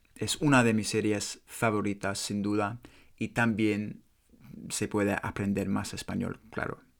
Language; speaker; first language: Spanish; non-native, learner; English